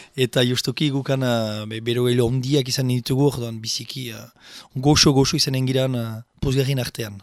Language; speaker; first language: Basque; native; Basque